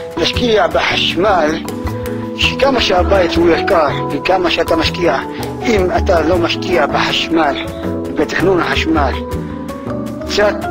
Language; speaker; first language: Hebrew; non-native, local second language; Arabic